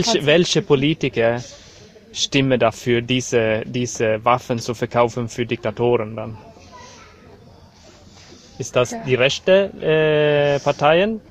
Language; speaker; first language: German; non-native, learner; Swedish